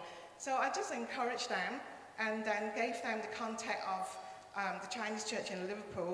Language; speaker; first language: English; non-native, local second language; Cantonese